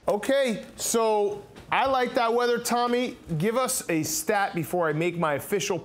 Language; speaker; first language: English; native; English